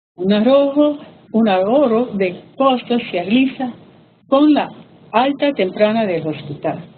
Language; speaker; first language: Spanish; early bilingual, heritage; Spanish